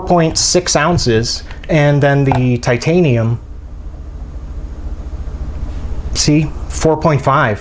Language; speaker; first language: English; native; English